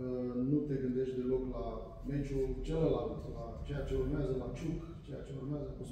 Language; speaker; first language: Romanian; native; Romanian